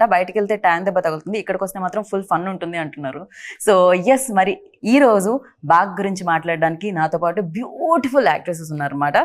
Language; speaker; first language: Telugu; native; Telugu